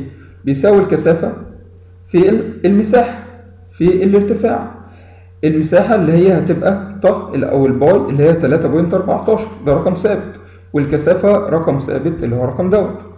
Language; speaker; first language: Arabic; native; Arabic